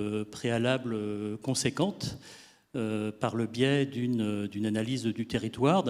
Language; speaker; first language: French; native; French